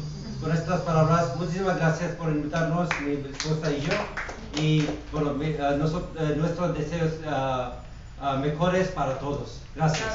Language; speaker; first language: Spanish; non-native, fluent; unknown